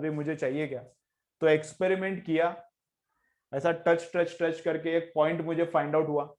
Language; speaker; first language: Hindi; non-native, local second language; Marathi